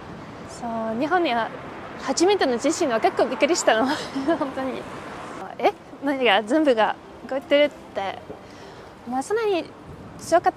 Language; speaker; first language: Japanese; non-native, fluent; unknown